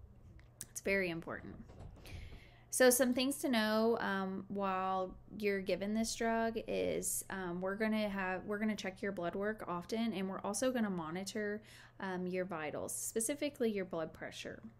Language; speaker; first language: English; native; English